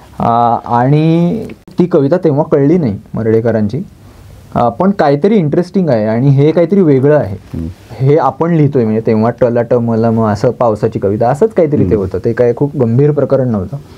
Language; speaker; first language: Marathi; native; Marathi